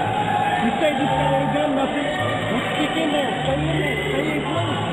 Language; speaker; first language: English; native; English